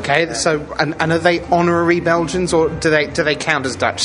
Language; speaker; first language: English; native; English